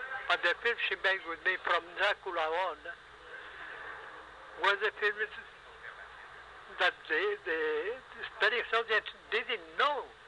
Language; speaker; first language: English; non-native, fluent; Spanish